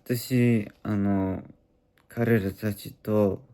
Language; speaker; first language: Japanese; non-native, learner; Mongolian